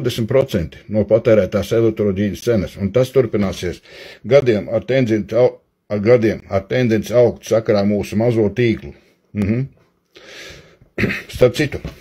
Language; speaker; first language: Latvian; native; Latvian